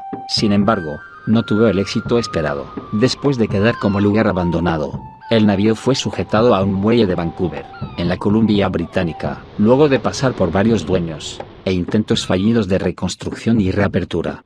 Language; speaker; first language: Spanish; native; Spanish